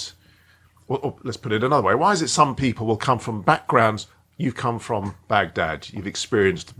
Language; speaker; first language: English; native; English